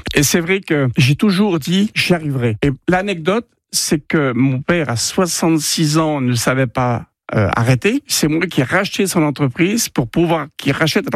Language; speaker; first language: French; native; French